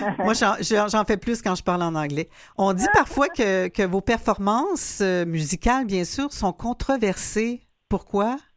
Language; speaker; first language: French; native; French